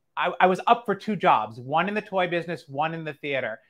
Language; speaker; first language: English; native; English